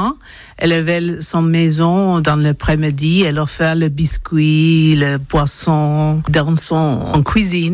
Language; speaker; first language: French; non-native, learner; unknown